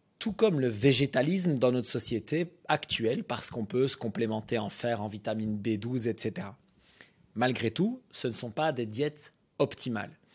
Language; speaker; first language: French; native; French